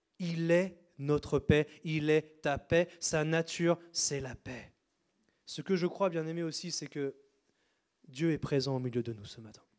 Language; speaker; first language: French; native; French